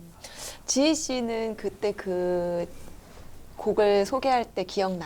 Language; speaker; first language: Korean; native; Korean